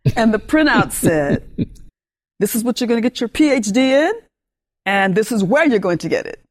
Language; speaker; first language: English; early bilingual, other home language; Spanish